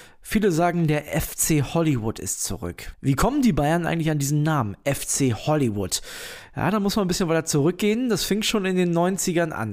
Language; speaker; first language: German; native; German